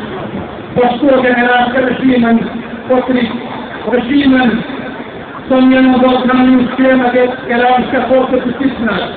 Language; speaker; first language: Swedish; non-native, fluent; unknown